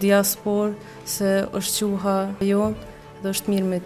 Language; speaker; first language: Albanian; early bilingual, other home language; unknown